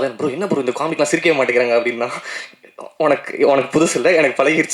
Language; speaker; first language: Tamil; native; Tamil